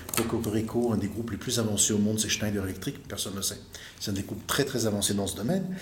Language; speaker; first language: French; native; French